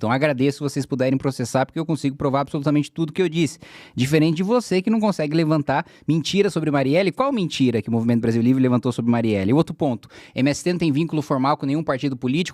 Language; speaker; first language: Portuguese; native; Portuguese